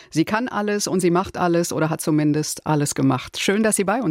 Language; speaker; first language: German; native; German